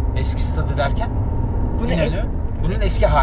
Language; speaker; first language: Turkish; native; Turkish